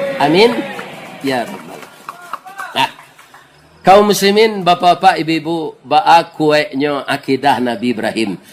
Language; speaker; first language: Malay; non-native, local second language; Minangkabau